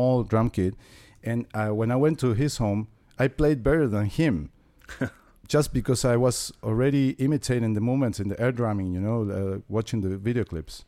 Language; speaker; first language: English; non-native, fluent; Spanish